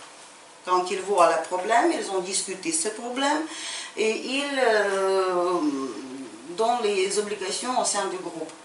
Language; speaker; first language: French; non-native, fluent; Ukrainian